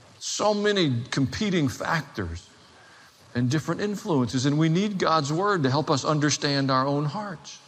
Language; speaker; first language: English; native; English